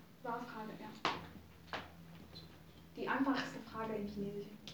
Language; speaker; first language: German; non-native, fluent; Chinese